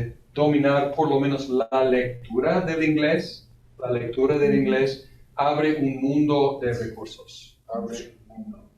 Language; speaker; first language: Spanish; non-native, fluent; English